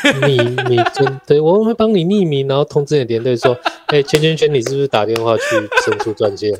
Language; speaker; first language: Chinese; native; Chinese